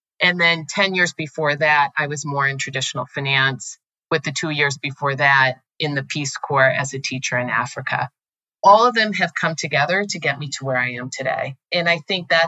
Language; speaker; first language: English; native; English